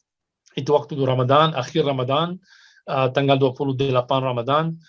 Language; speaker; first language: Indonesian; non-native, fluent; Arabic